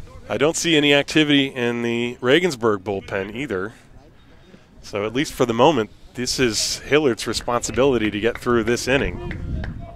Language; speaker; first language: English; native; English